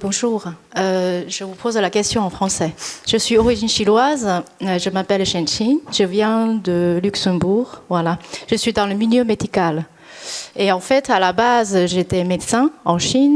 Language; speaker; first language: French; non-native, fluent; Chinese